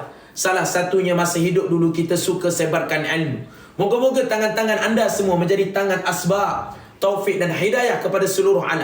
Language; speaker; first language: Malay; native; Malay